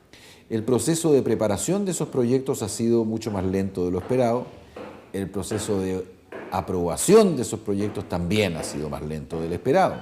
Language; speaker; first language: Spanish; native; Spanish